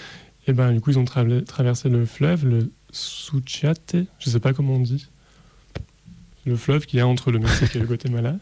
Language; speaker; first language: French; native; French